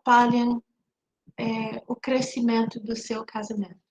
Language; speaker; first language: Portuguese; non-native, fluent; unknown